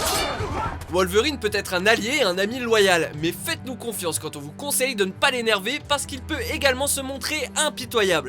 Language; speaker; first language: French; native; French